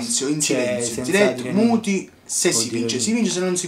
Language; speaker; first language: Italian; native; Italian